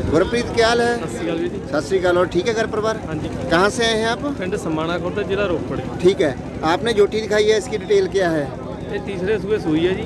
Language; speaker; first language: Hindi; non-native, local second language; Punjabi